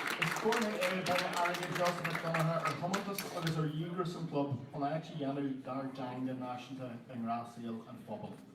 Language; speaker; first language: Irish; native; Irish